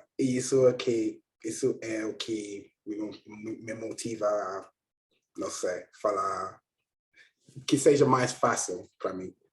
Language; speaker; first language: Portuguese; non-native, learner; English